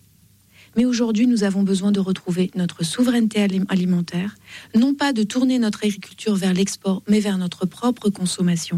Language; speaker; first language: French; native; French